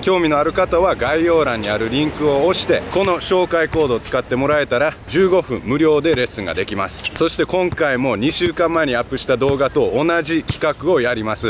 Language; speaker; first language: Japanese; early bilingual, heritage; Japanese